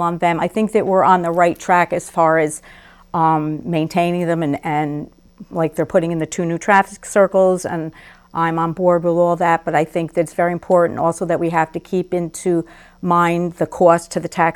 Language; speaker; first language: English; native; English